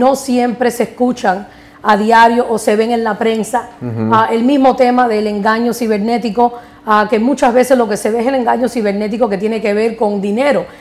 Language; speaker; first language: Spanish; early bilingual, heritage; Spanish